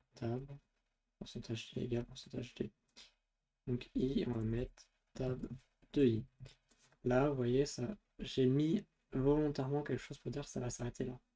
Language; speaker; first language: French; native; French